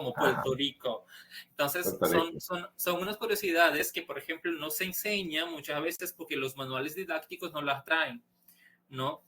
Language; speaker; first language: Spanish; non-native, fluent; Portuguese